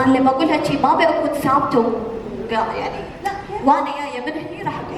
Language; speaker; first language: Arabic; native; Arabic